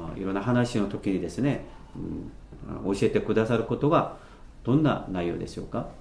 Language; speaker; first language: Japanese; non-native, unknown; Korean